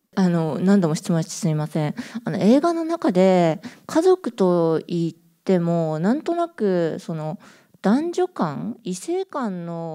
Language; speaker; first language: Japanese; native; Japanese